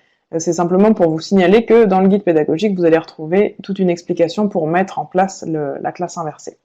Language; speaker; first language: French; native; French